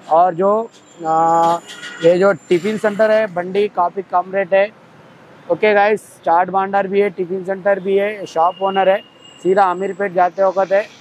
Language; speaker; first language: Hindi; non-native, local second language; Telugu